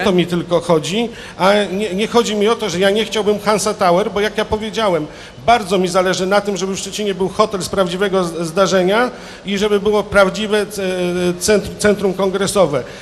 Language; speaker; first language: Polish; native; Polish